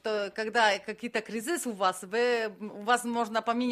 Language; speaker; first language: Russian; non-native, fluent; Polish